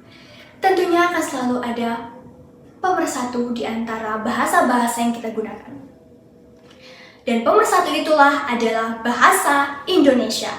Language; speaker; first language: Indonesian; native; Indonesian